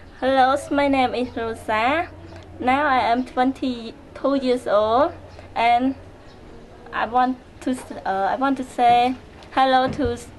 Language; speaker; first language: English; non-native, learner; Khmer